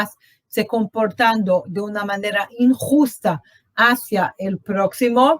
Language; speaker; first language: Spanish; non-native, fluent; Portuguese